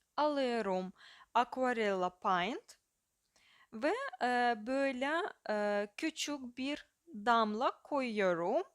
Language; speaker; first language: Turkish; non-native, fluent; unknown